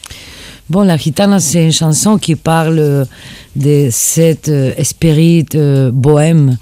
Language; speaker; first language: French; non-native, fluent; Spanish